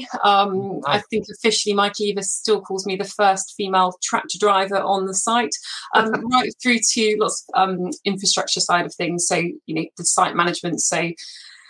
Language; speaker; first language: English; native; English